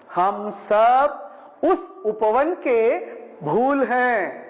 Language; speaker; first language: Hindi; non-native, local second language; Malayalam